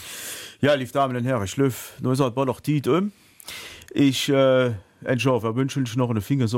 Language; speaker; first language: German; native; German